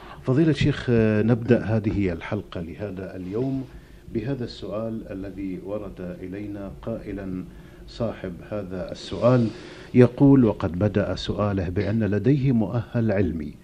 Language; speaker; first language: Arabic; native; Arabic